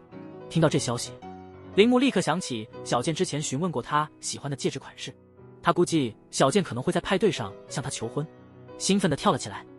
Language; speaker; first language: Chinese; native; Chinese